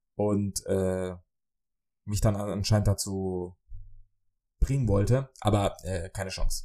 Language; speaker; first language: German; early bilingual, other home language; Polish